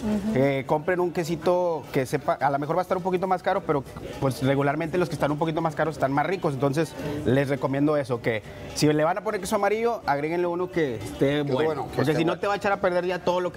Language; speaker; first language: Spanish; native; Spanish